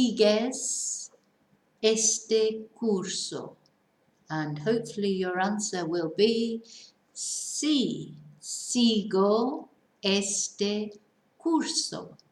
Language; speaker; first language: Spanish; non-native, fluent; English